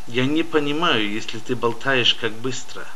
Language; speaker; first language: Russian; non-native, fluent; English